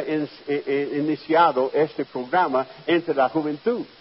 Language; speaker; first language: Spanish; non-native, fluent; English